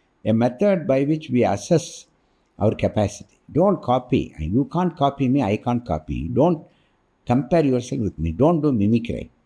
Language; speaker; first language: English; non-native, local second language; Tamil